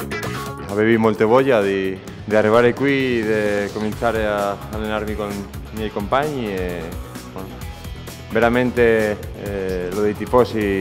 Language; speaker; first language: Italian; non-native, learner; Spanish